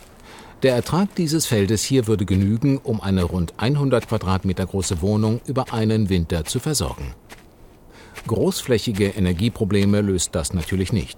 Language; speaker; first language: German; native; German